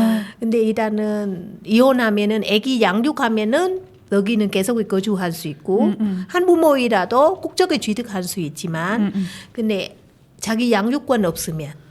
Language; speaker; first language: Korean; non-native, learner; Vietnamese